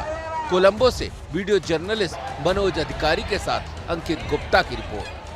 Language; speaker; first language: Hindi; native; Hindi